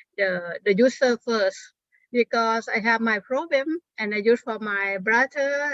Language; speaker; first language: English; non-native, learner; Thai